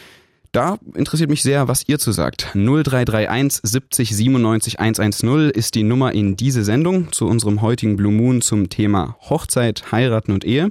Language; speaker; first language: German; native; German